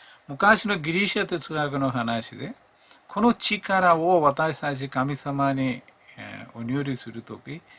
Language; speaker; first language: Japanese; non-native, fluent; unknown